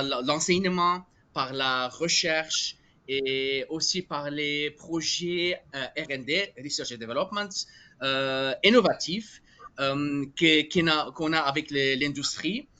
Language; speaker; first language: French; non-native, fluent; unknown